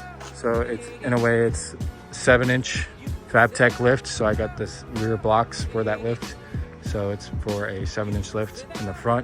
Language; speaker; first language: English; native; English